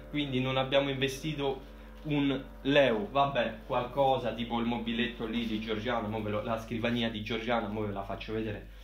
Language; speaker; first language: Italian; native; Italian